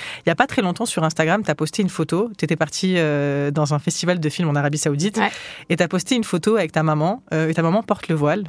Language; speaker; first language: French; early bilingual, other home language; Arabic